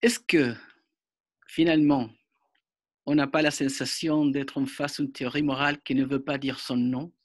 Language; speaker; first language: French; non-native, fluent; Spanish